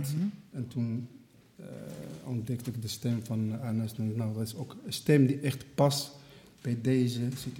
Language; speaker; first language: Dutch; non-native, fluent; Arabic